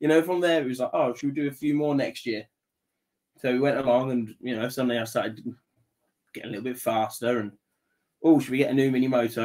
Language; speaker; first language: English; native; English